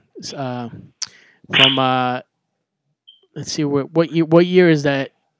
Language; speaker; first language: English; early bilingual, other home language; Spanish